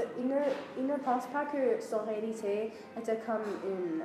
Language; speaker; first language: French; non-native, learner; English